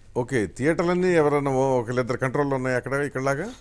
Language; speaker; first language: Telugu; native; Telugu